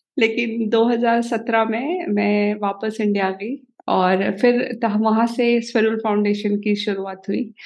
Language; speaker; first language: Hindi; native; Hindi